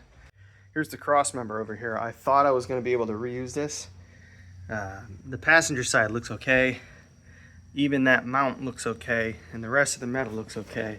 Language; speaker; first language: English; native; English